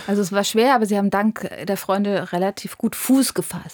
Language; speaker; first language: German; native; German